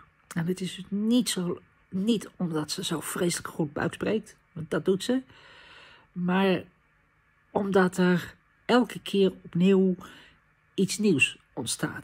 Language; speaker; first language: Dutch; native; Dutch